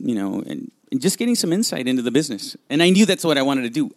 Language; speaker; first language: English; early bilingual, other home language; Spanish